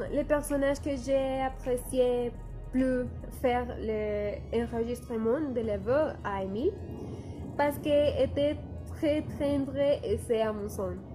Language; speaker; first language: French; non-native, learner; Spanish